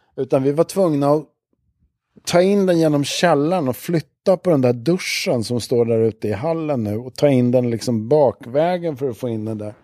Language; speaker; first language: Swedish; native; Swedish